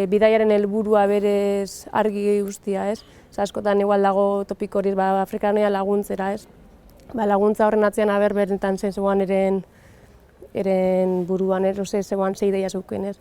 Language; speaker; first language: Basque; native; Basque